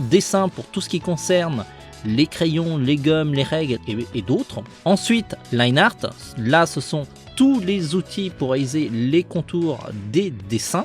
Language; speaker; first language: French; native; French